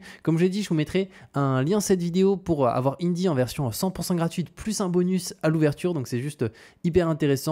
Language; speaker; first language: French; native; French